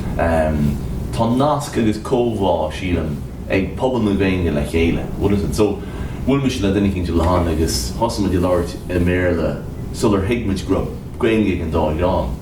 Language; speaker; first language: Irish; native; Irish